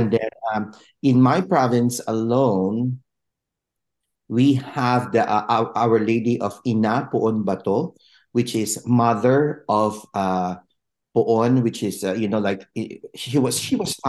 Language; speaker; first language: English; non-native, local second language; Filipino